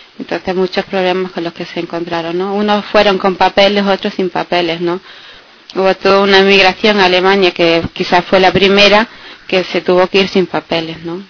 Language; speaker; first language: Spanish; early bilingual, heritage; Spanish